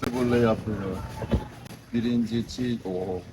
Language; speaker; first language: Turkish; non-native, learner; Korean